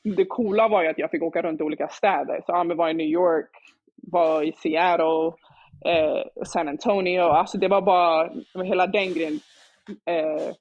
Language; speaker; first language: Swedish; early bilingual, other home language; Somali